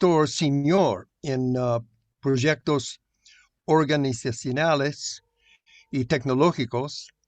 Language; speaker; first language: Spanish; non-native, fluent; English